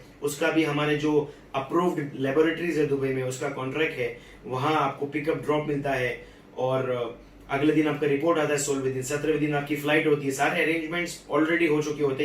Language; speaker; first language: Hindi; native; Hindi